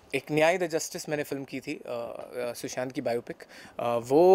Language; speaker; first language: Hindi; native; Hindi